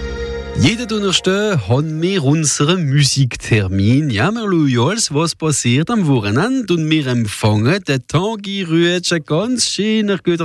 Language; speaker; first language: German; non-native, local second language; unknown